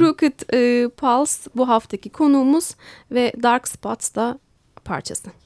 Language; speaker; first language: Turkish; native; Turkish